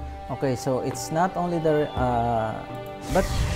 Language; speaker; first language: English; non-native, local second language; Filipino